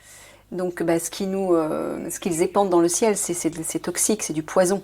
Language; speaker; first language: French; native; French